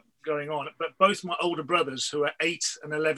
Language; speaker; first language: English; native; English